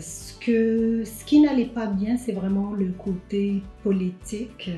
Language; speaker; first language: French; non-native, local second language; Arabic